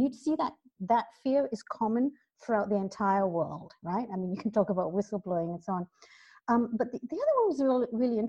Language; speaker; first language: English; native; English